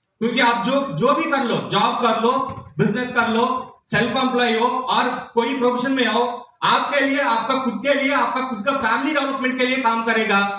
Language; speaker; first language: Hindi; non-native, local second language; Telugu